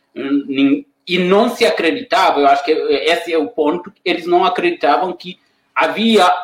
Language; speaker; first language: Portuguese; non-native, fluent; Wolof